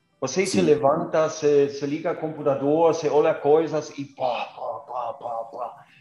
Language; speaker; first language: Portuguese; non-native, fluent; German